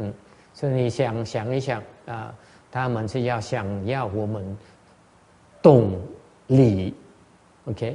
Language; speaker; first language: Chinese; non-native, learner; Vietnamese